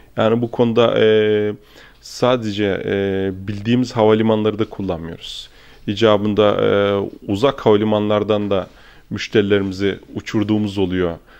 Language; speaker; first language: Turkish; early bilingual, heritage; Turkish